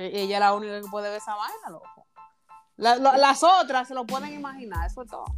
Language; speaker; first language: Spanish; early bilingual, heritage; Spanish